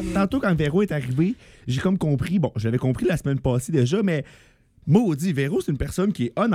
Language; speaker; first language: French; native; French